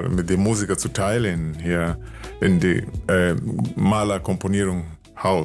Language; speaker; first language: German; non-native, learner; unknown